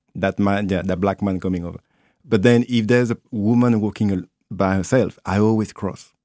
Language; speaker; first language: English; non-native, fluent; French